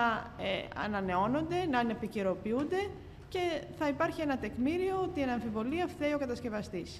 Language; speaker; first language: Greek; native; Greek